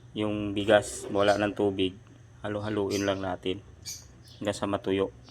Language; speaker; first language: Filipino; non-native, local second language; Cebuano